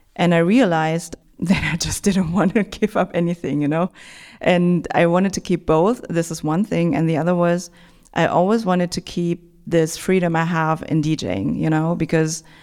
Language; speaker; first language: English; non-native, fluent; German